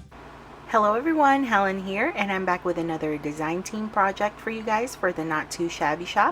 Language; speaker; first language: English; native; English